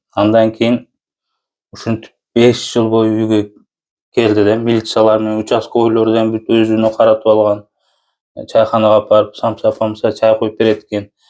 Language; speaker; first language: Kyrgyz; early bilingual, heritage; Kyrgyz